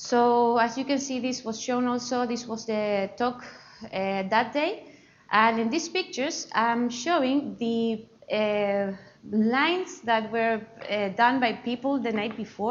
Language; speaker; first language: English; non-native, fluent; Spanish